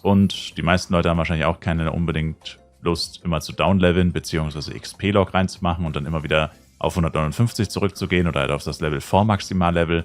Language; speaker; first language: German; native; German